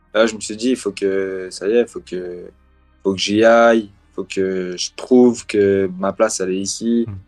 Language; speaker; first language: French; native; French